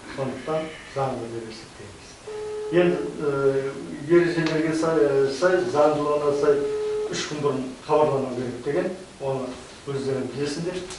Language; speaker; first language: Kazakh; native; Kazakh